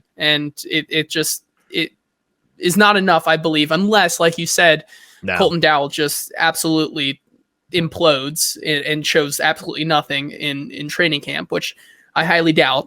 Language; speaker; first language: English; native; English